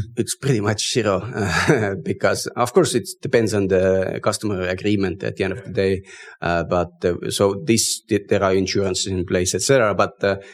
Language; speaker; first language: English; non-native, fluent; Estonian